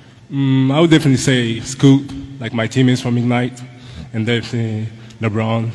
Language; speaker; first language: English; non-native, fluent; French